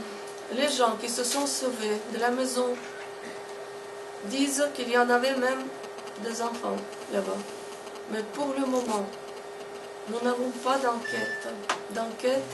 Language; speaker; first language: French; non-native, fluent; Russian